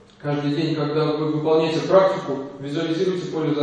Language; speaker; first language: Russian; native; Russian